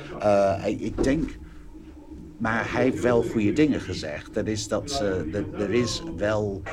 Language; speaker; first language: Dutch; non-native, fluent; English